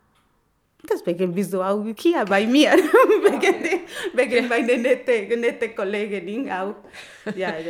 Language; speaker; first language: German; non-native, learner; Spanish